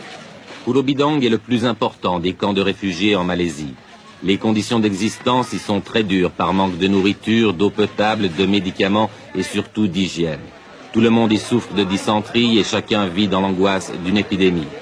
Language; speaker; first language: French; native; French